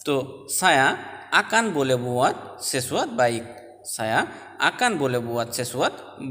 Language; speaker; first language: Indonesian; non-native, learner; Bangla